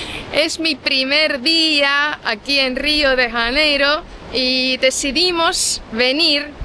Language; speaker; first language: Spanish; non-native, fluent; Estonian